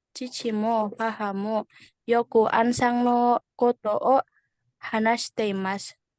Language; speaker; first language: Japanese; non-native, learner; Indonesian